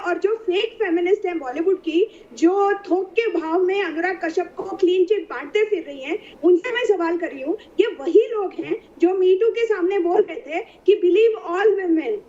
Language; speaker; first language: Hindi; non-native, local second language; Marathi